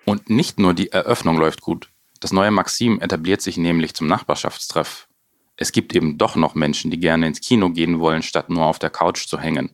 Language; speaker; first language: German; native; German